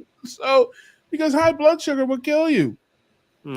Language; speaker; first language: English; native; English